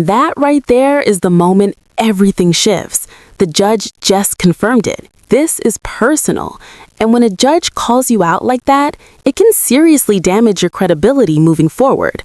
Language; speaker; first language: English; native; English